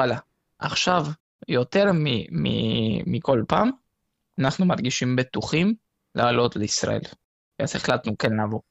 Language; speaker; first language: Hebrew; non-native, fluent; Spanish